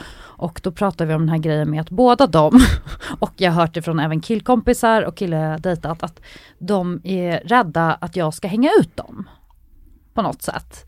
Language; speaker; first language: Swedish; native; Swedish